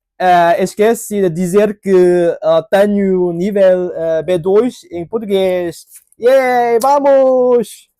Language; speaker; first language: Portuguese; non-native, fluent; Cantonese